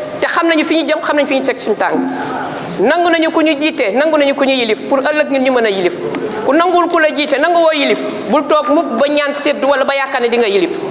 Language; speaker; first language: Wolof; non-native, local second language; Fula